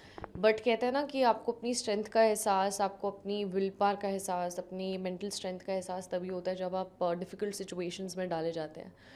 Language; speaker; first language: Hindi; native; Hindi